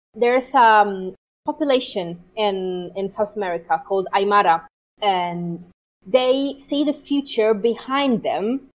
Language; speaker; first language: English; non-native, fluent; Italian